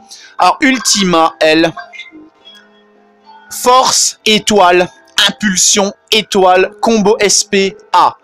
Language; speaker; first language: French; native; French